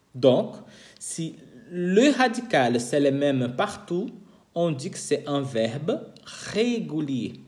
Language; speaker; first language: French; non-native, fluent; Portuguese